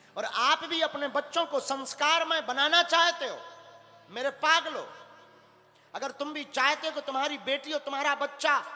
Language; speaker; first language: Hindi; native; Hindi